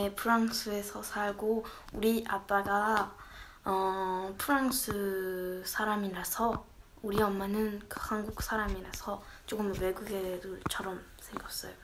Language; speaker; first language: Korean; early bilingual, heritage; Korean